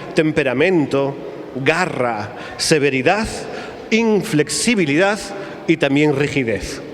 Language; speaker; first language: Spanish; native; Spanish